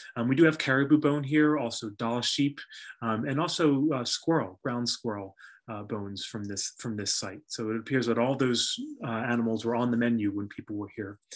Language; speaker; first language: English; native; English